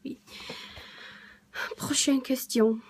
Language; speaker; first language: French; non-native, learner; English